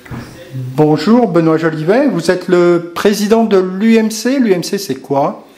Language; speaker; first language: French; native; French